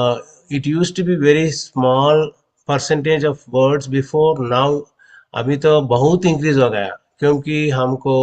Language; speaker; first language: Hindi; non-native, local second language; Telugu